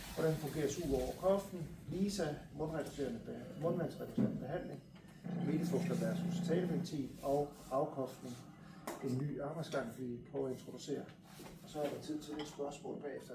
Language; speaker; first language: Danish; native; Danish